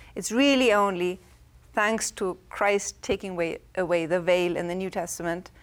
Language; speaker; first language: English; non-native, fluent; German